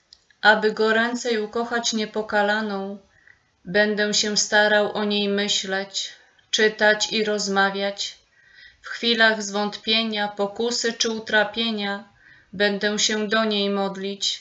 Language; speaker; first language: Polish; native; Polish